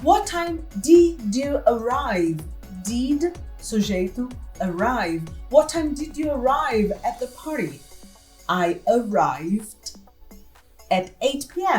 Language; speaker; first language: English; non-native, fluent; Portuguese